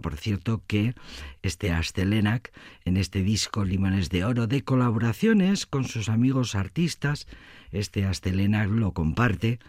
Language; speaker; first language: Spanish; native; Spanish